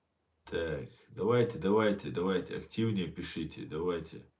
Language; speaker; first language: Russian; non-native, local second language; Chechen